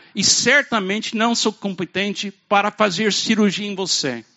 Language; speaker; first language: Portuguese; non-native, fluent; English